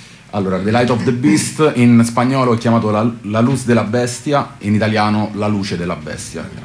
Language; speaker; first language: Italian; native; Italian